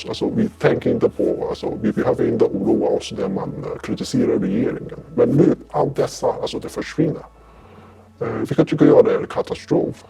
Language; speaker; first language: Swedish; non-native, fluent; Cantonese